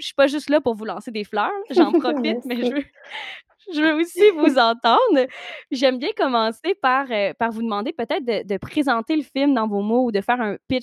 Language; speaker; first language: French; native; French